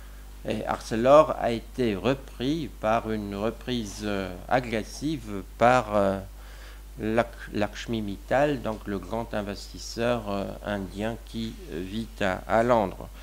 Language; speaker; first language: French; non-native, local second language; Luxembourgish